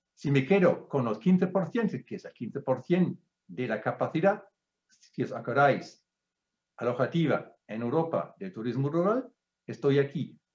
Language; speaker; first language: Spanish; non-native, fluent; German